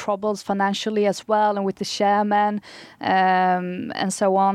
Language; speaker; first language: English; non-native, fluent; Swedish